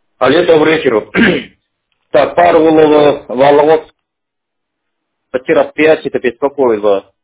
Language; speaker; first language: Russian; non-native, learner; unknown